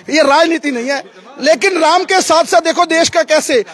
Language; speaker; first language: Hindi; native; Hindi